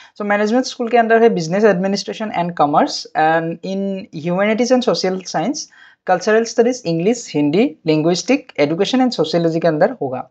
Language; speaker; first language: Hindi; non-native, local second language; Assamese